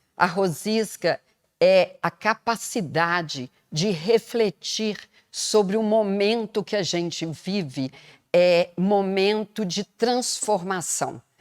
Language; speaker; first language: Portuguese; native; Portuguese